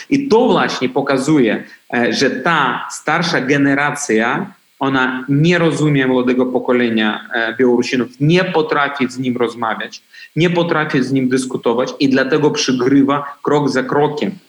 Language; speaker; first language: Polish; non-native, fluent; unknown